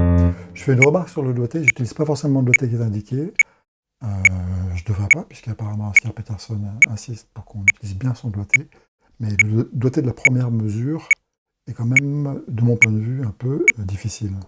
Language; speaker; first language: French; native; French